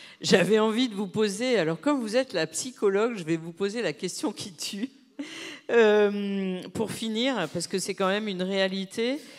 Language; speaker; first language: French; native; French